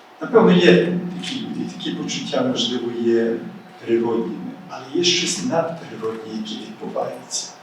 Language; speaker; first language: Ukrainian; early bilingual, heritage; Ukrainian